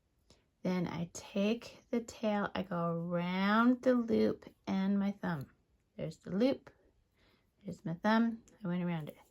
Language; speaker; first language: English; native; English